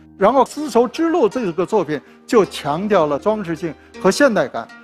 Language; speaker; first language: Chinese; native; Chinese